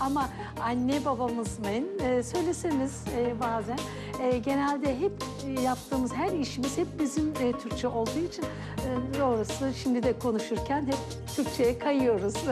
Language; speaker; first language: Turkish; early bilingual, other home language; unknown